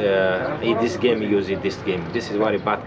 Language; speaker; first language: English; non-native, learner; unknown